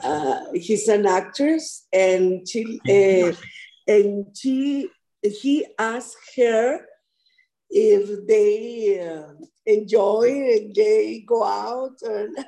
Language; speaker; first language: English; non-native, learner; Spanish